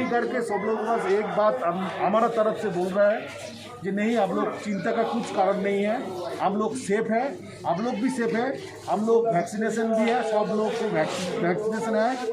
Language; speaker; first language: Hindi; non-native, local second language; Bangla